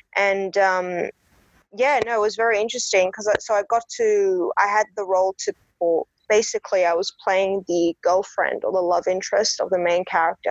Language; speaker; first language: English; native; English